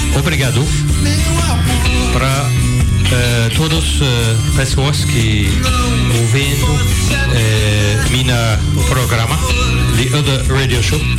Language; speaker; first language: Portuguese; non-native, learner; English